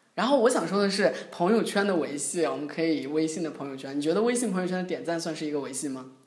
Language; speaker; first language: Chinese; native; Chinese